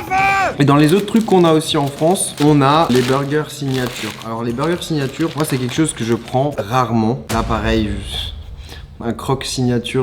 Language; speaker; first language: French; native; French